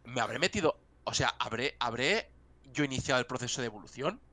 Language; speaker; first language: Spanish; non-native, local second language; Catalan